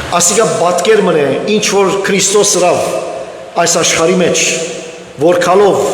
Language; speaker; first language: Armenian; early bilingual, heritage; Armenian